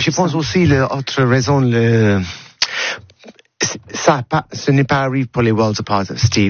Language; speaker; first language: French; non-native, learner; English